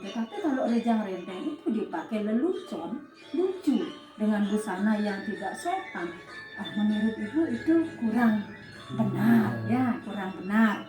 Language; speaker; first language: Indonesian; non-native, local second language; Balinese